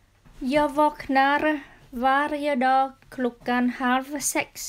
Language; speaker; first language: Swedish; non-native, fluent; Vietnamese